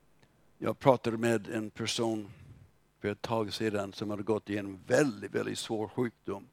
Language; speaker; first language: Swedish; non-native, fluent; English